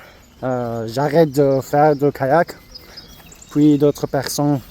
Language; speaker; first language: French; non-native, learner; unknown